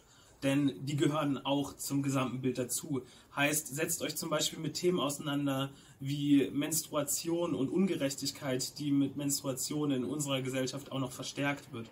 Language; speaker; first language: German; native; German